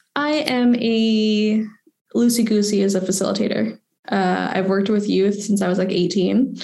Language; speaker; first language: English; native; English